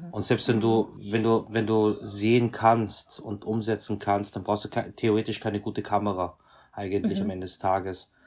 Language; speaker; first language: German; native; German